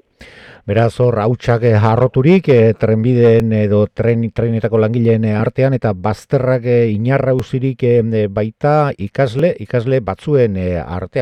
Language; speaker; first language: Basque; native; Basque